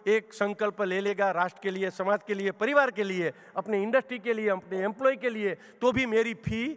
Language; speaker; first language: Hindi; non-native, local second language; Gujarati